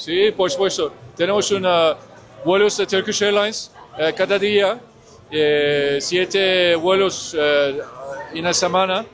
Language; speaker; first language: Spanish; non-native, learner; Turkish